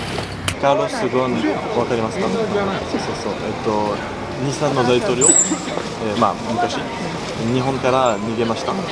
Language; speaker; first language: Japanese; non-native, learner; French